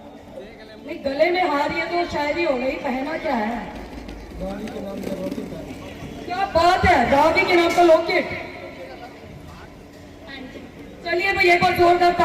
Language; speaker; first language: Hindi; native; Hindi